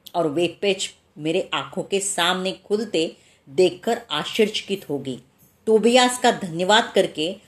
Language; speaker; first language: Hindi; non-native, local second language; Marathi